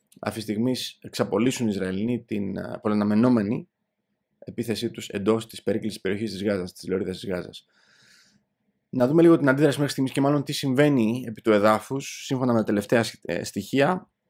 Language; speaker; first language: Greek; native; Greek